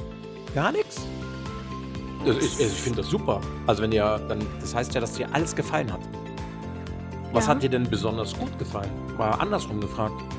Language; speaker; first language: German; native; German